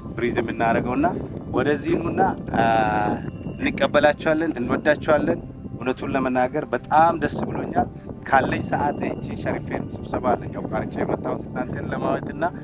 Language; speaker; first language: Amharic; non-native, local second language; Oromo